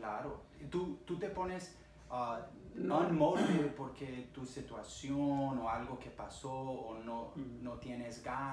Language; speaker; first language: Spanish; early bilingual, other home language; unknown